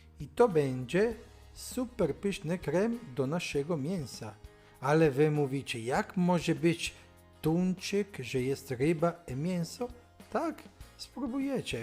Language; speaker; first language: Polish; non-native, learner; Italian